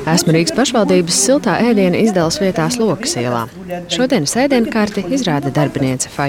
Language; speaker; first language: Latvian; native; Latvian